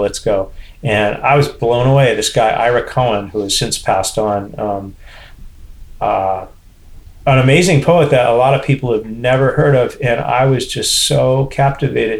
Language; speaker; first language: English; native; English